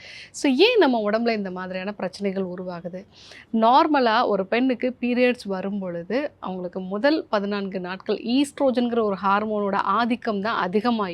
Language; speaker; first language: Tamil; native; Tamil